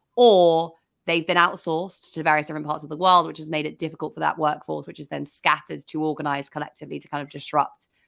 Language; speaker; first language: English; native; English